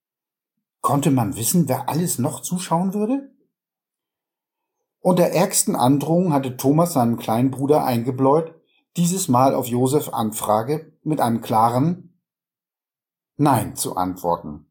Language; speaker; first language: German; native; German